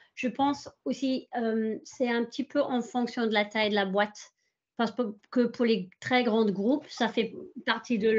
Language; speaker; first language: French; non-native, fluent; English